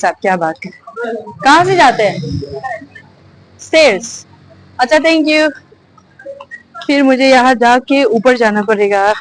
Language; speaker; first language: Hindi; non-native, local second language; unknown